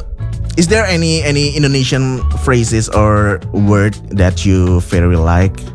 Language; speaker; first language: English; non-native, fluent; Indonesian